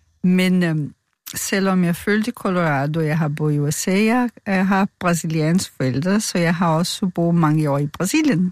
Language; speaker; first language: Danish; non-native, fluent; Portuguese